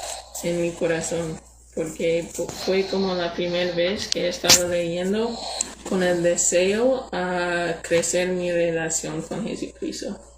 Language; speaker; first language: Spanish; non-native, learner; English